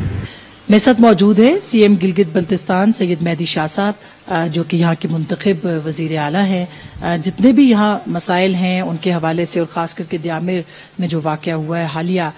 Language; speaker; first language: Urdu; native; Urdu